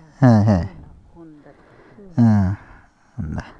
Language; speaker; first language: Japanese; non-native, learner; English